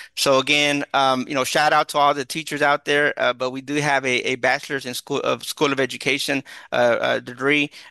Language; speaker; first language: English; early bilingual, other home language; Spanish